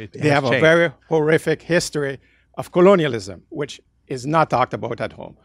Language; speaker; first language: English; early bilingual, other home language; Dutch